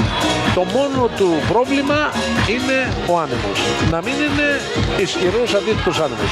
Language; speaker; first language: Greek; native; Greek